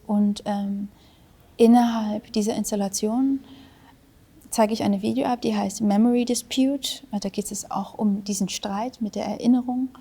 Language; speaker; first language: German; early bilingual, other home language; Vietnamese